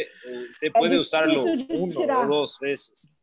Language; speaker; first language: Spanish; non-native, learner; Portuguese